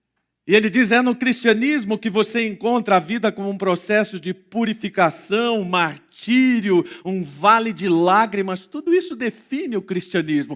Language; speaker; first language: Portuguese; native; Portuguese